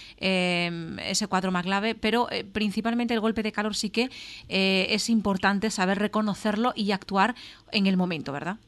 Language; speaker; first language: Spanish; native; Spanish